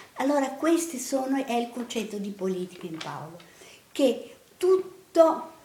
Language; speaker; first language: Italian; non-native, fluent; Portuguese